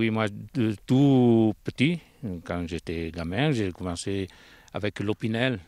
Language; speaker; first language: French; non-native, local second language; Italian